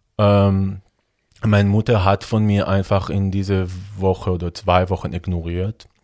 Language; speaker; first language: German; non-native, fluent; Hebrew